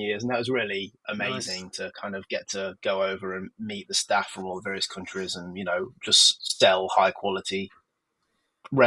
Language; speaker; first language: English; native; English